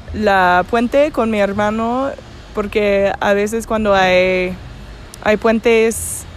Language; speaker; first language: Spanish; non-native, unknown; English